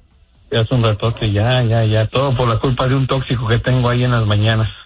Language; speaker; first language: Spanish; native; Spanish